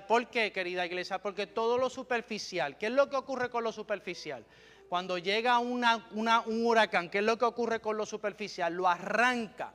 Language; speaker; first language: Spanish; native; Spanish